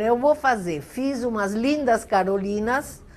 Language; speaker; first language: Portuguese; non-native, fluent; Italian